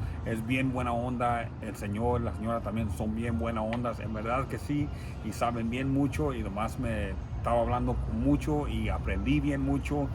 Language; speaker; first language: Spanish; early bilingual, heritage; Spanish